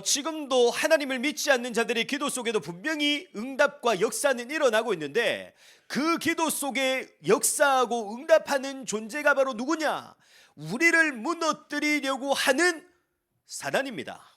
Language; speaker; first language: Korean; native; Korean